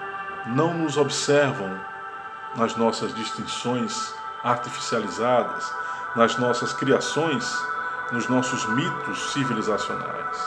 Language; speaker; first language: Portuguese; native; Portuguese